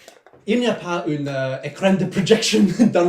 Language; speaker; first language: French; non-native, learner; English